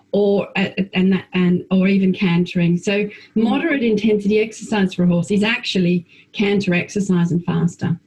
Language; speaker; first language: English; native; English